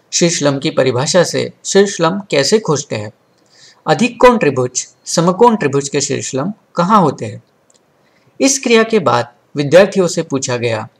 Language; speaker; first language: Hindi; non-native, local second language; Marathi